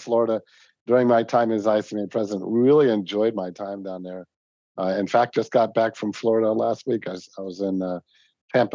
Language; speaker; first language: English; native; English